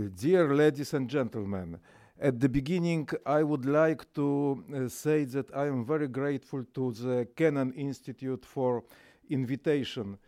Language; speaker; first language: English; non-native, learner; Russian